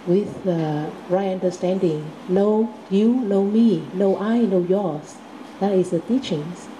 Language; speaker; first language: English; non-native, learner; Vietnamese